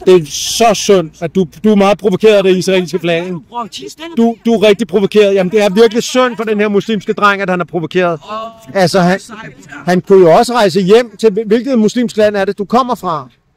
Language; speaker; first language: Danish; native; Danish